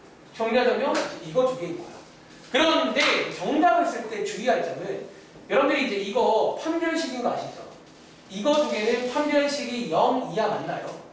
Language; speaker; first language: Korean; native; Korean